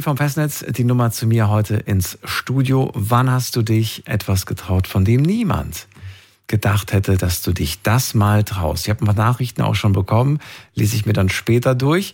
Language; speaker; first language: German; native; German